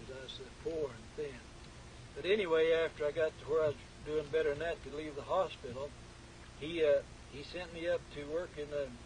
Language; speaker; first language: English; native; English